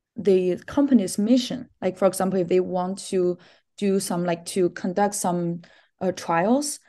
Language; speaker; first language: English; non-native, fluent; Chinese